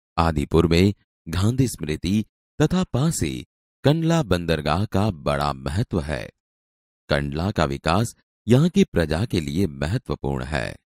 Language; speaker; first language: Hindi; non-native, local second language; Gujarati